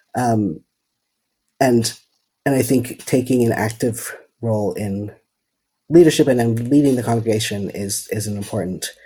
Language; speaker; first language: English; non-native, fluent; Dutch